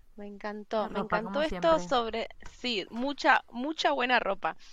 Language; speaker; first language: Spanish; native; Spanish